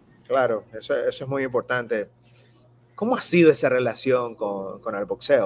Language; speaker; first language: Spanish; native; Spanish